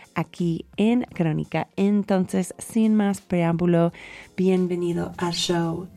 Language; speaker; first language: Spanish; non-native, fluent; English